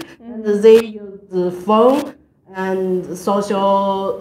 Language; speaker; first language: English; non-native, learner; Chinese